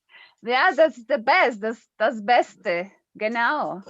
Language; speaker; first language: German; non-native, learner; Spanish